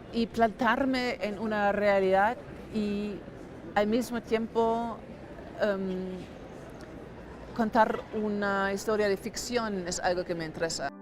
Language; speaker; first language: Spanish; non-native, fluent; German